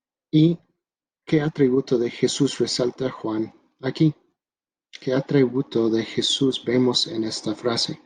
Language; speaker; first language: Spanish; non-native, fluent; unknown